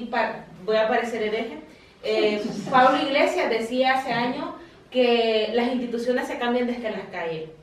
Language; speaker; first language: Spanish; native; Spanish